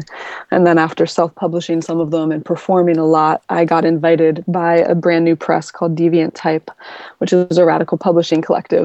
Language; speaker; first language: English; native; English